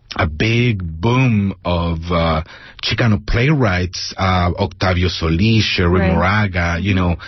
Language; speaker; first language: English; non-native, fluent; Spanish